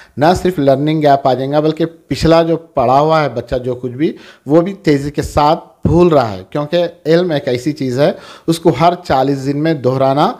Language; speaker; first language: Urdu; native; Urdu